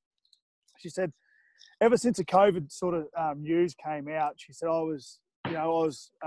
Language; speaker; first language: English; native; English